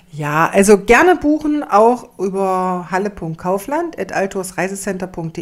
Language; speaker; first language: German; native; German